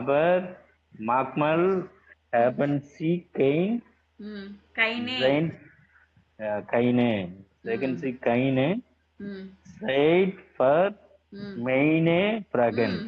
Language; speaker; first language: German; non-native, learner; Tamil